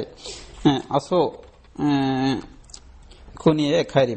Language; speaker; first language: Japanese; non-native, learner; Bangla